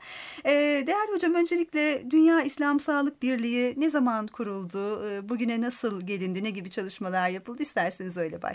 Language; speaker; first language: Turkish; native; Turkish